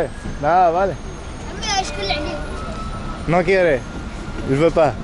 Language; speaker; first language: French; non-native, learner; Spanish